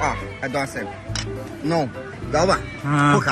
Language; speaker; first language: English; non-native, local second language; Swahili